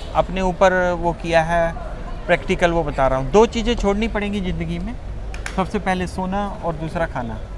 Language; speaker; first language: Hindi; native; Hindi